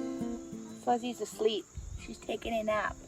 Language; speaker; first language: English; native; English